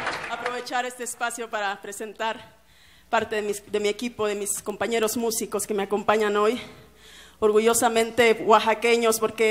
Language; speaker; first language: Spanish; native; Spanish